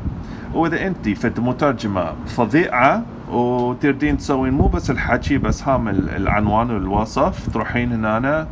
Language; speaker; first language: Arabic; non-native, fluent; English